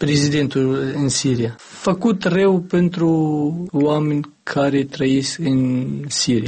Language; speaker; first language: Romanian; non-native, learner; Arabic